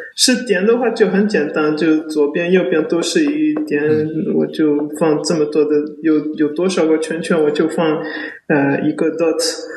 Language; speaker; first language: Chinese; early bilingual, heritage; Chinese